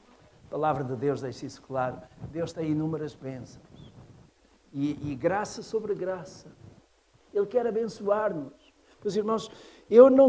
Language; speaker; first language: Portuguese; native; Portuguese